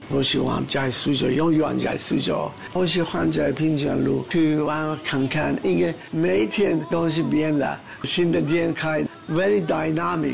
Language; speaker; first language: Chinese; non-native, learner; Finnish